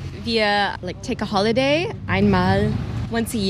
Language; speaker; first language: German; non-native, learner; English